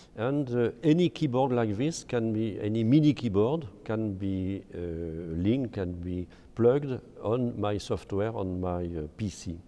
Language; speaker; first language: English; non-native, fluent; French